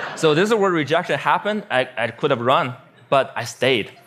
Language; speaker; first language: English; non-native, fluent; Chinese